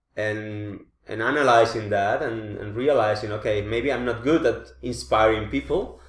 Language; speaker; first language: English; non-native, fluent; Spanish